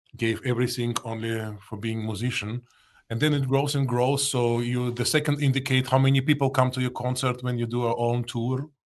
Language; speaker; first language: English; non-native, fluent; Russian